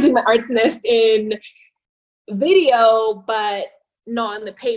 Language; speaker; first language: English; non-native, fluent; Ukrainian